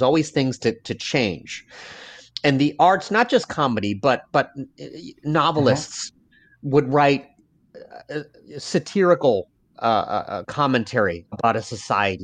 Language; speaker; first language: English; early bilingual, other home language; Lao